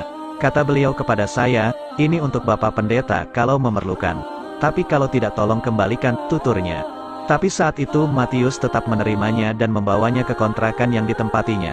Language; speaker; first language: Indonesian; native; Indonesian